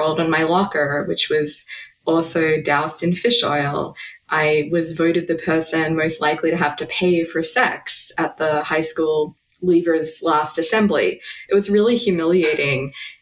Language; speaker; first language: English; native; English